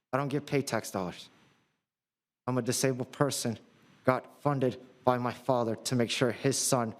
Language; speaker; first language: English; non-native, fluent; Russian